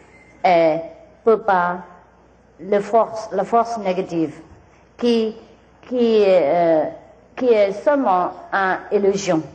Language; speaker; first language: French; non-native, learner; Vietnamese